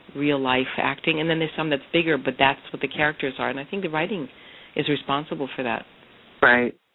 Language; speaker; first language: English; native; English